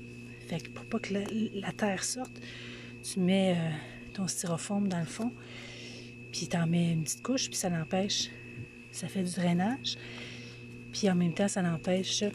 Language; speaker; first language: French; native; French